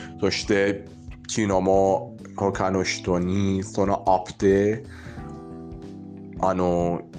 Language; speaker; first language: Japanese; non-native, learner; Persian